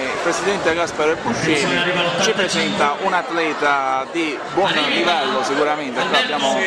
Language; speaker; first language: Italian; native; Italian